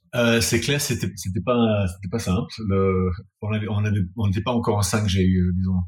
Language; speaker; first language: French; non-native, fluent; English